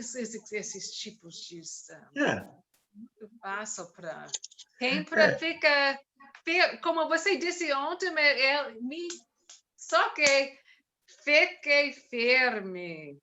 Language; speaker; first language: Portuguese; non-native, learner; English